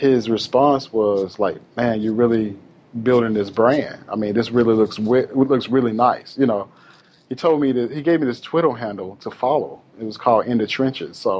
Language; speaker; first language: English; native; English